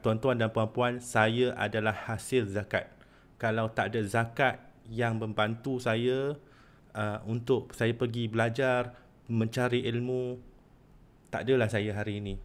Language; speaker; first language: Malay; non-native, local second language; Chinese